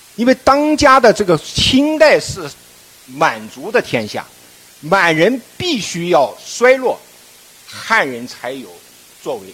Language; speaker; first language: Chinese; native; Chinese